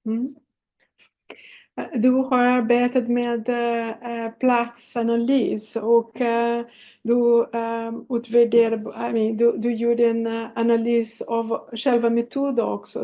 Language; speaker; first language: Swedish; non-native, fluent; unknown